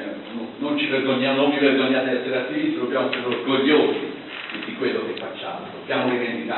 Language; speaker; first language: Italian; native; Italian